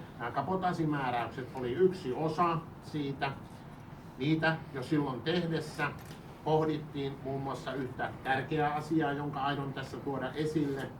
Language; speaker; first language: Finnish; native; Finnish